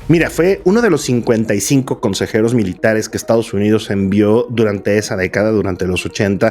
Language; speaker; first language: Spanish; native; Spanish